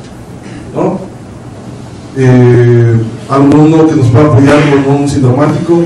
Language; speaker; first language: Spanish; native; Spanish